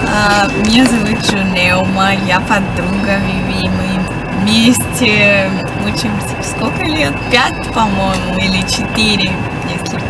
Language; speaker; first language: Russian; non-native, fluent; French